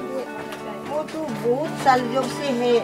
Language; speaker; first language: Hindi; non-native, local second language; Assamese